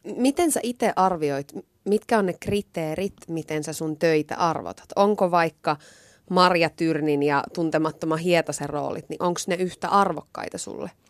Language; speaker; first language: Finnish; native; Finnish